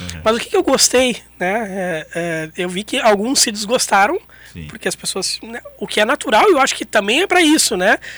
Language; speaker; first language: Portuguese; native; Portuguese